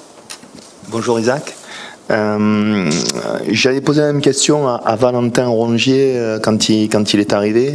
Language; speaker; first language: French; native; French